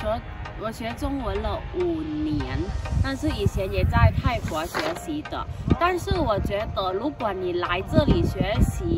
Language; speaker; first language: Chinese; non-native, learner; Thai